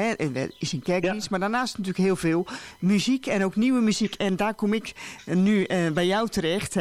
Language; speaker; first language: Dutch; native; Dutch